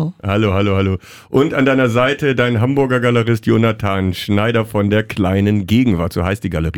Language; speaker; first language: German; native; German